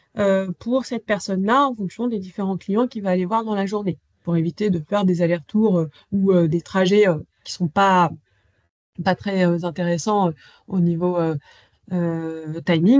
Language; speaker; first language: French; native; French